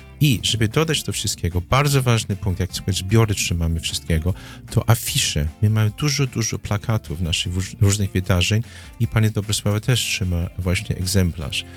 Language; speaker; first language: Polish; early bilingual, heritage; Polish